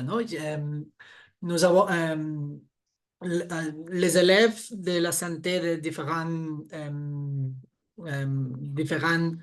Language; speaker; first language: French; non-native, fluent; Catalan